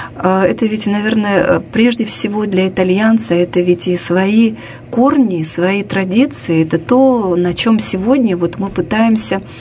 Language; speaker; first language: Russian; native; Russian